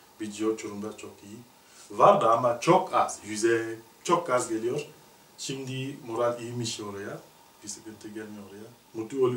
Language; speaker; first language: Turkish; non-native, learner; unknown